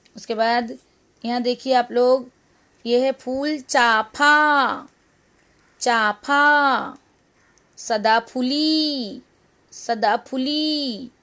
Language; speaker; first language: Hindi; non-native, local second language; Urdu